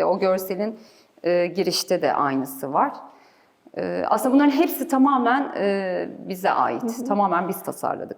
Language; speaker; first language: Turkish; native; Turkish